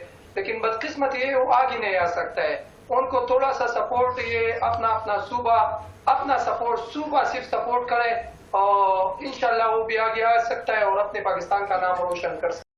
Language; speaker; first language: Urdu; non-native, local second language; Pashto